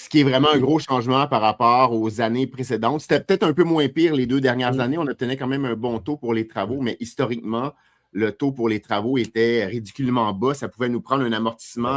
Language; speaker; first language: French; native; French